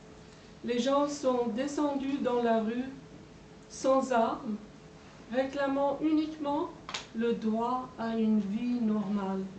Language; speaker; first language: French; non-native, fluent; Persian